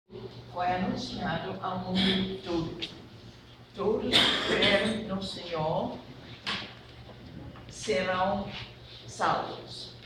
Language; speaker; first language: Portuguese; non-native, fluent; English